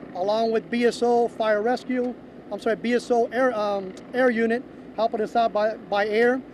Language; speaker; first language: English; early bilingual, other home language; Spanish